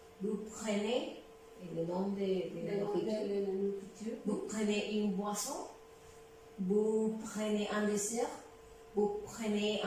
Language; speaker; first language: French; non-native, learner; Spanish